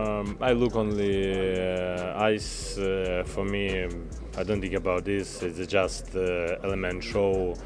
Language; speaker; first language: English; non-native, learner; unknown